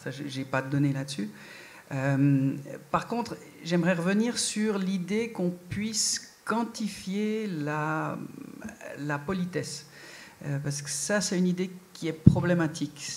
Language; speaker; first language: French; native; French